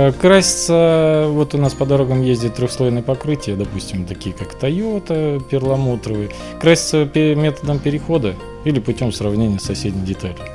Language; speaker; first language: Russian; native; Russian